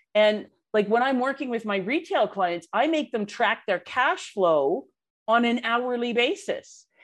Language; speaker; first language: English; native; English